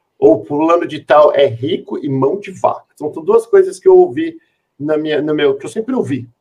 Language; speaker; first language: Portuguese; native; Portuguese